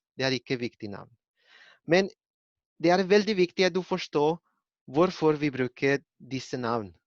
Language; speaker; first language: Norwegian; non-native, learner; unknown